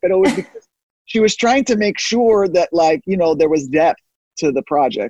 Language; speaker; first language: English; early bilingual, other home language; Spanish